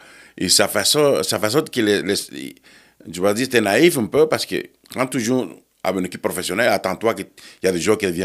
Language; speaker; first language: French; non-native, fluent; Spanish